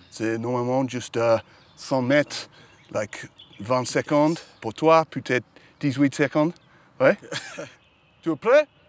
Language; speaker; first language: French; non-native, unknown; English